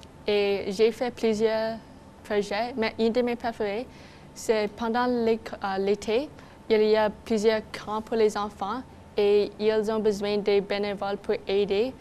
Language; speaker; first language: French; non-native, local second language; English